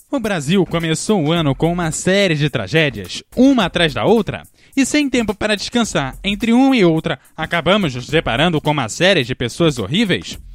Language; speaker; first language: Portuguese; native; Portuguese